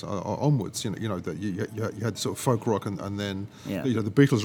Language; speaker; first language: English; native; English